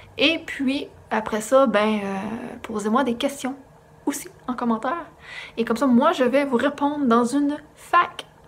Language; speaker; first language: French; native; French